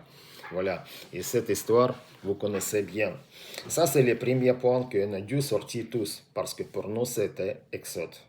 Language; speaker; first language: French; non-native, learner; Russian